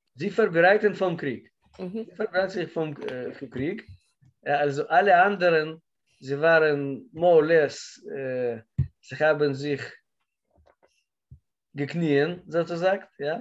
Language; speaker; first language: German; non-native, learner; Russian